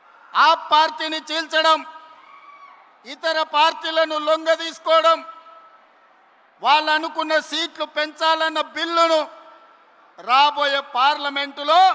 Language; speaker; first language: Telugu; native; Telugu